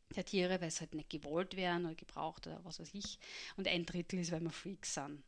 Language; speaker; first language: German; native; German